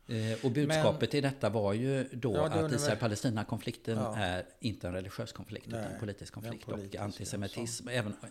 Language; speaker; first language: Swedish; native; Swedish